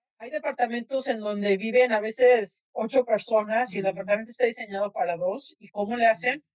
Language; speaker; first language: Spanish; native; Spanish